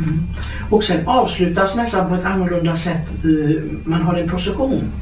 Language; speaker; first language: Swedish; native; Swedish